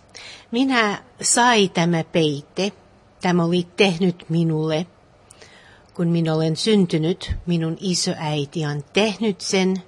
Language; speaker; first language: Finnish; non-native, learner; English